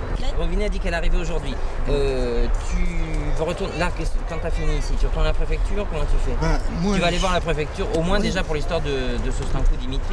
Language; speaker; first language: French; native; French